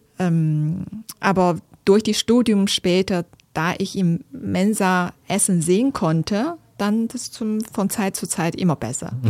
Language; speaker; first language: German; non-native, fluent; Chinese